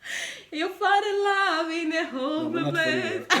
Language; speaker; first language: English; non-native, local second language; Swahili